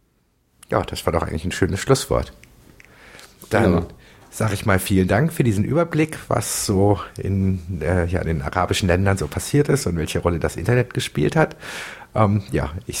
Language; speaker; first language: German; native; German